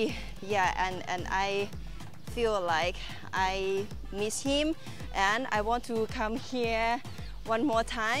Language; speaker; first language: English; non-native, learner; Thai